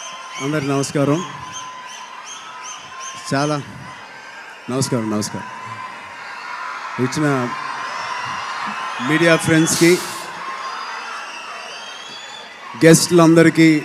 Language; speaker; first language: Telugu; native; Telugu